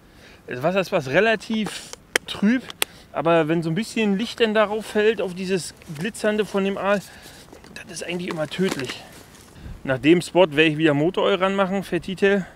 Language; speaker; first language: German; native; German